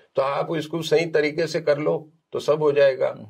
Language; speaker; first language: Hindi; non-native, local second language; Gujarati